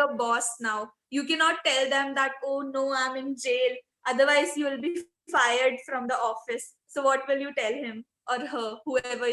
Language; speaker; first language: English; non-native, local second language; Hindi